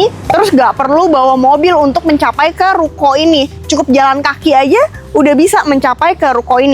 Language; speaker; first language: Indonesian; native; Indonesian